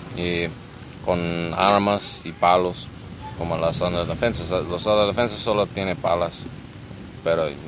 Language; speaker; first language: Spanish; non-native, learner; English